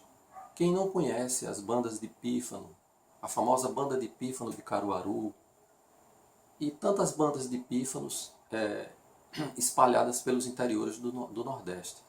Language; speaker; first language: Portuguese; native; Portuguese